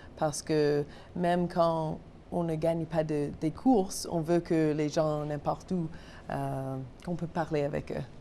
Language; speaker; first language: French; non-native, local second language; English